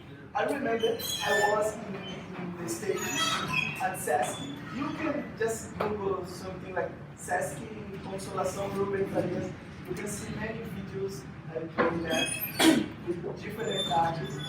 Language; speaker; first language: English; non-native, fluent; Portuguese